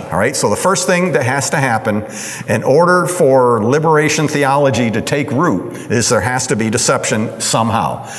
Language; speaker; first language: English; native; English